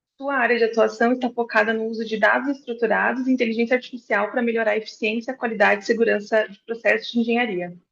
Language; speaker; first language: Portuguese; native; Portuguese